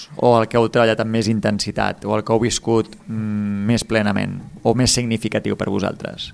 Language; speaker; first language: Catalan; native; Catalan